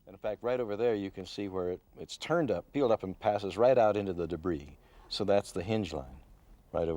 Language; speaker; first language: English; native; English